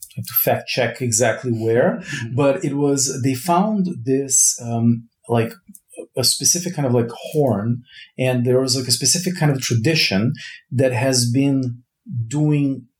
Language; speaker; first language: English; non-native, fluent; Portuguese